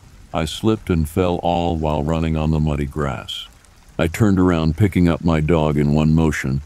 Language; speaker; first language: English; native; English